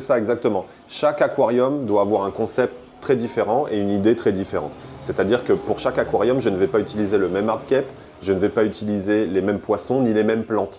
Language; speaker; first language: French; native; French